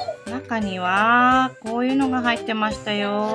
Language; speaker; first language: Japanese; native; Japanese